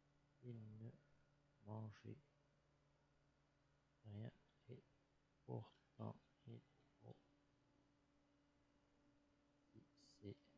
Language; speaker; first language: French; non-native, learner; English